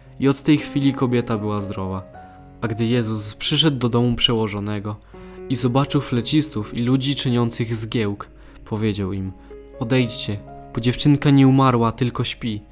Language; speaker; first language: Polish; native; Polish